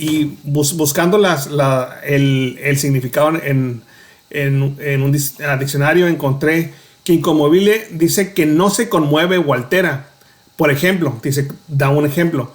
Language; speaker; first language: Spanish; native; Spanish